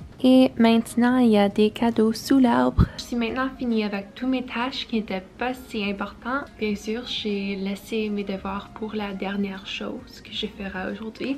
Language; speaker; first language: French; early bilingual, heritage; English